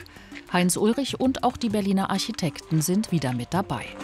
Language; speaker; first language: German; native; German